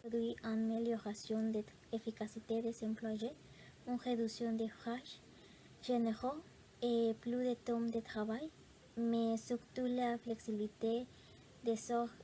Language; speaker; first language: French; non-native, learner; Spanish